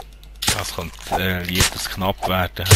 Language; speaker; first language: German; native; German